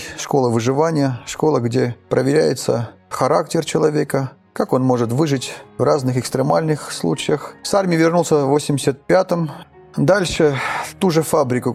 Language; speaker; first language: Russian; non-native, local second language; Armenian